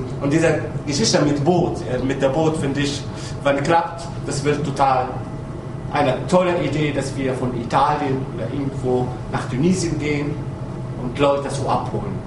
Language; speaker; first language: German; non-native, fluent; Arabic